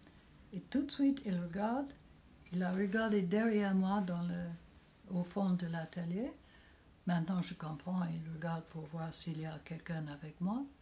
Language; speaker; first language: French; non-native, fluent; English